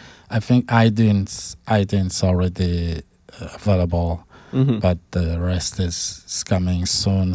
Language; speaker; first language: English; non-native, fluent; Malagasy